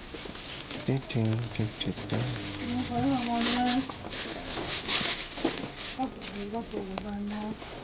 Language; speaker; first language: Japanese; native; Japanese